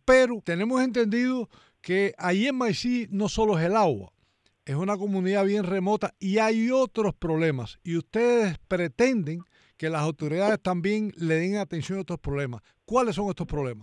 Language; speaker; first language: Spanish; native; Spanish